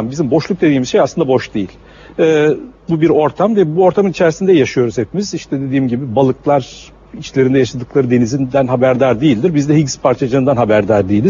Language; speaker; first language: Turkish; native; Turkish